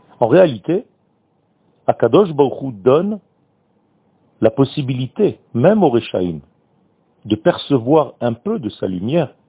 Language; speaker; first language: French; native; French